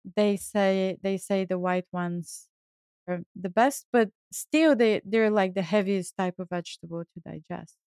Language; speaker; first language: English; non-native, fluent; Bulgarian